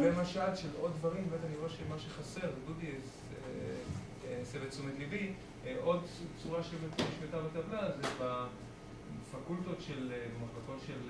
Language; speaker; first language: Hebrew; native; Hebrew